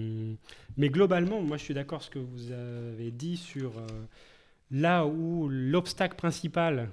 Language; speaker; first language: French; native; French